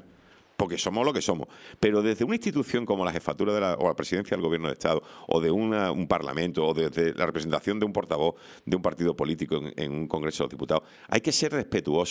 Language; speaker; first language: Spanish; native; Spanish